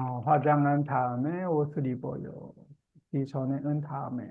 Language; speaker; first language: Korean; native; Korean